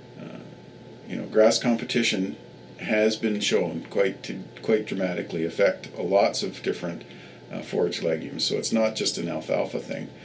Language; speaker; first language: English; native; English